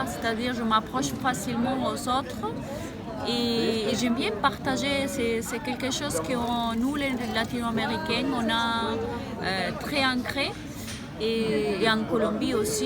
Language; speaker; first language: French; non-native, fluent; Spanish